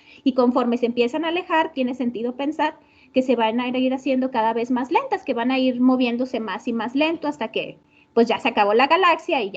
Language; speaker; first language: Spanish; native; Spanish